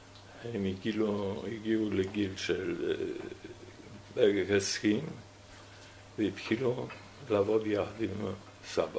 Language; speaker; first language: Hebrew; non-native, fluent; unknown